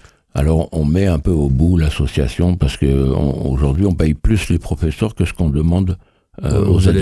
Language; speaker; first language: French; native; French